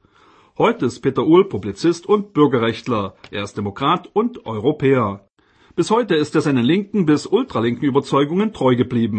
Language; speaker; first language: German; native; German